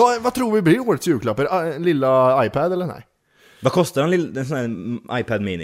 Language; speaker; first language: Swedish; native; Swedish